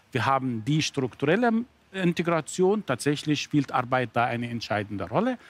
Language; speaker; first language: German; non-native, fluent; Arabic